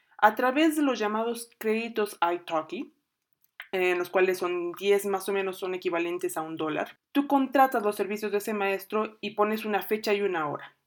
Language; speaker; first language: Spanish; native; Spanish